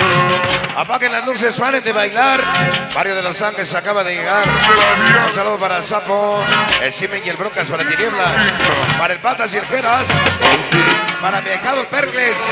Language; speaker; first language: Spanish; native; Spanish